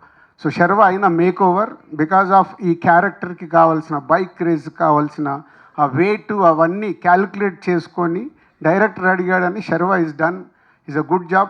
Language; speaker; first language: Telugu; native; Telugu